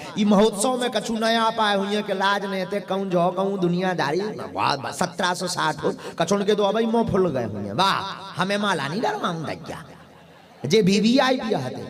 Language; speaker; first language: Hindi; native; Hindi